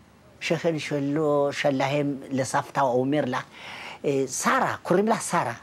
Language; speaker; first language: Hebrew; non-native, learner; Amharic